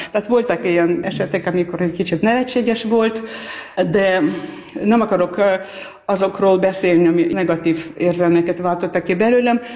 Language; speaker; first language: Hungarian; non-native, fluent; Armenian